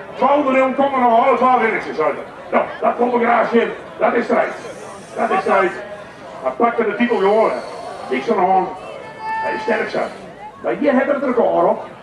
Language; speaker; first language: Dutch; native; Dutch